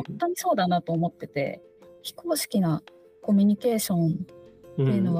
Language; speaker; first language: Japanese; native; Japanese